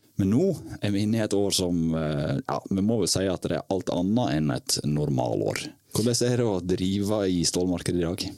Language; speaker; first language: Norwegian; native; Norwegian